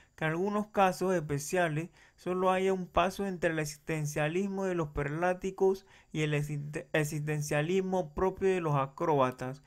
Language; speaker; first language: Spanish; native; Spanish